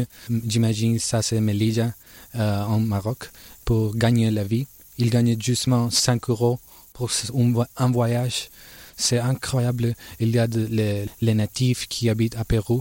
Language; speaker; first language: French; non-native, learner; Spanish